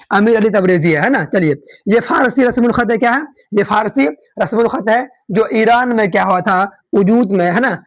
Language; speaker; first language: Urdu; native; Urdu